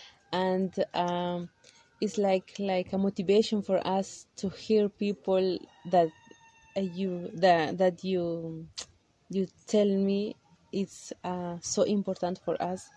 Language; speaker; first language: English; non-native, local second language; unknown